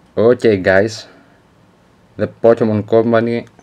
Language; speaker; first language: English; non-native, learner; Greek